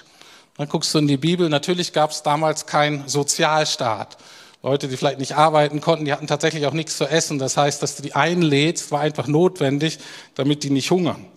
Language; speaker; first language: German; native; German